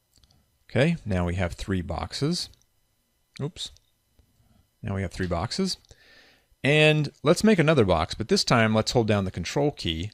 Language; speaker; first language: English; native; English